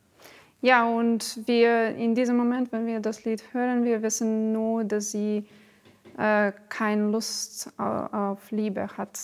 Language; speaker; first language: German; non-native, fluent; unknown